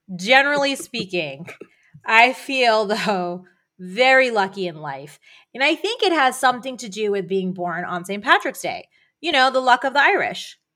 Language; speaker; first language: English; native; English